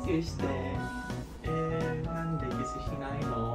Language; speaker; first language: Japanese; non-native, learner; English